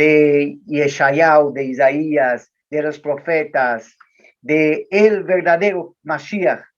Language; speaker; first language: Spanish; non-native, learner; Portuguese